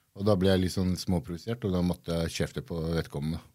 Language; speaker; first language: Norwegian; early bilingual, other home language; Kurdish